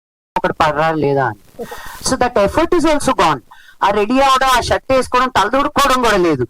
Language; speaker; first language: Telugu; native; Telugu